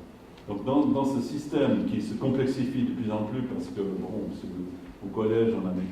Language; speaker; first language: French; native; French